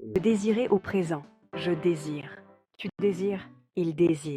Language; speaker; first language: French; non-native, learner; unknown